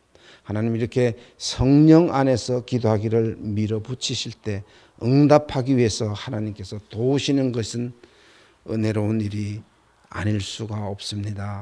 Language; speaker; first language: Korean; native; Korean